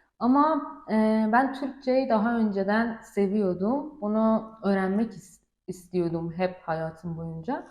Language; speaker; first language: Turkish; non-native, learner; Persian